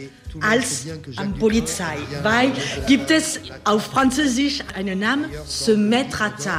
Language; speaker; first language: German; non-native, learner; French